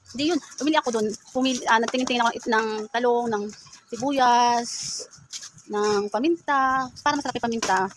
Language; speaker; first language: Filipino; native; Filipino